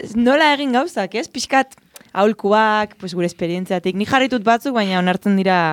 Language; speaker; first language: Basque; non-native, local second language; Spanish